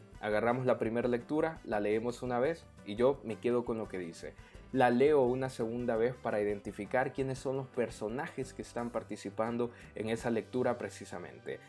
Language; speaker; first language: Spanish; native; Spanish